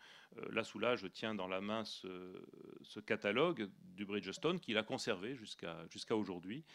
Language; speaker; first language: French; native; French